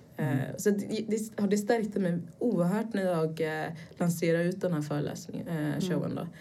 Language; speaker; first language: Swedish; early bilingual, other home language; Portuguese